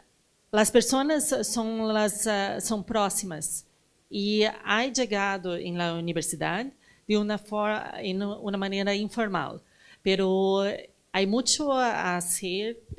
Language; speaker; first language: Spanish; non-native, learner; Portuguese